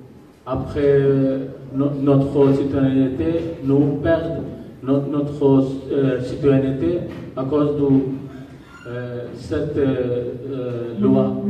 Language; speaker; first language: French; non-native, learner; Rohingya